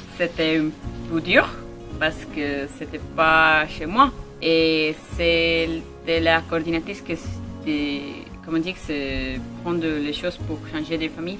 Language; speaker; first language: French; non-native, learner; Spanish